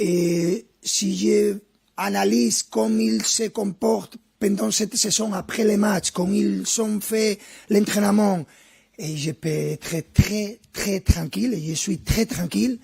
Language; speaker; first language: French; non-native, fluent; Spanish